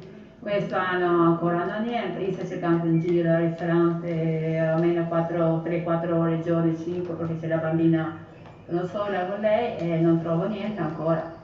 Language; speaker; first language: Italian; non-native, learner; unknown